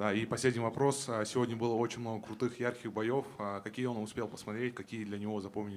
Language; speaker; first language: Russian; native; Russian